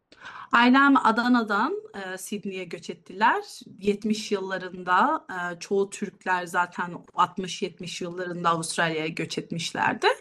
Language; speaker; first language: Turkish; early bilingual, heritage; Turkish